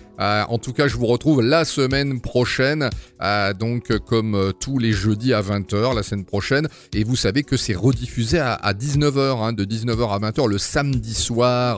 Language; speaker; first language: French; native; French